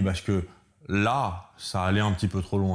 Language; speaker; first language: French; native; French